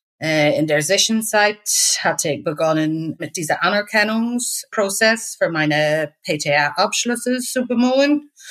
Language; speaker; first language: German; non-native, fluent; English